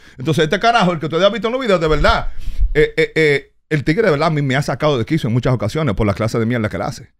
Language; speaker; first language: Spanish; early bilingual, heritage; Spanish